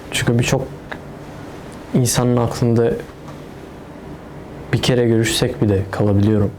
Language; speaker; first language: Turkish; early bilingual, other home language; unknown